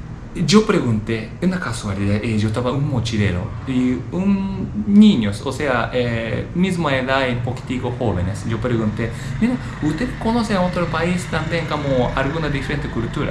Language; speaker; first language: Spanish; non-native, learner; Japanese